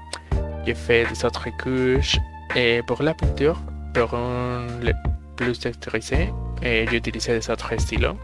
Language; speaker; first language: French; non-native, fluent; Spanish